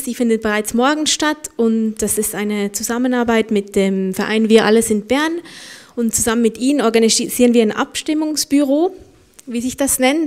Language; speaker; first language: German; native; German